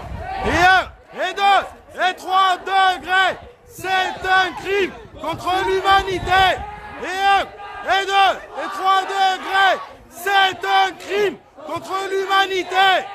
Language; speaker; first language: French; native; French